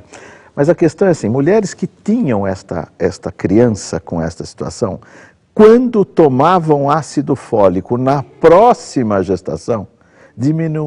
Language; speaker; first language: Portuguese; native; Portuguese